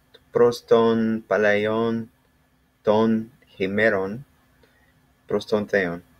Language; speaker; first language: Greek; non-native, learner; English